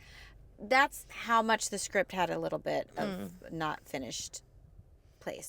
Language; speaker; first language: English; native; English